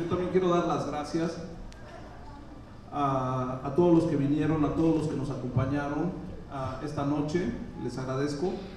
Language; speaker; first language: Spanish; native; Spanish